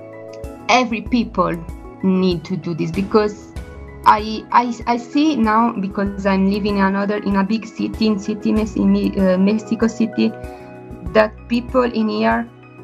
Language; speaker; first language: English; non-native, learner; Italian